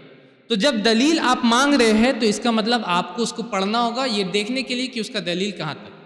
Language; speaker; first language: Urdu; native; Urdu